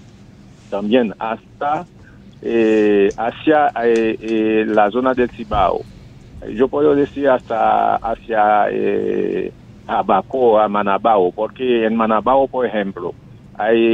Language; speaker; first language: Spanish; non-native, fluent; Haitian Creole